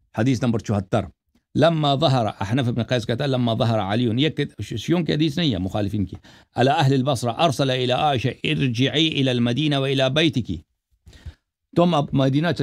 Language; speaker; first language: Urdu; non-native, local second language; Punjabi